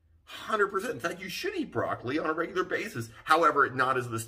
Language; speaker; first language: English; native; English